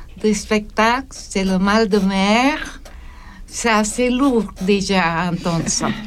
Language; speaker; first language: French; non-native, learner; Filipino